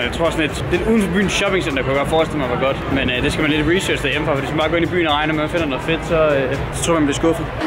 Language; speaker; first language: Danish; native; Danish